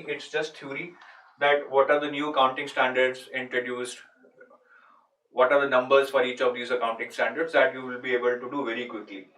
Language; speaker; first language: English; non-native, local second language; Hindi